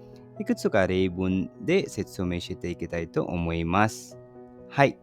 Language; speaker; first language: Japanese; non-native, fluent; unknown